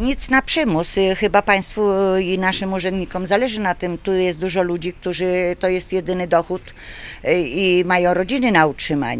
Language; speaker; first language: Polish; native; Polish